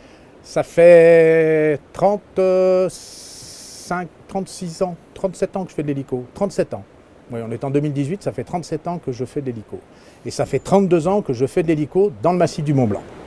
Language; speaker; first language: French; native; French